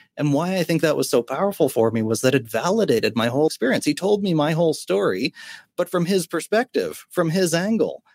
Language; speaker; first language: English; native; English